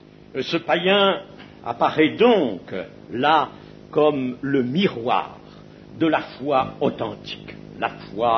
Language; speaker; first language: French; native; French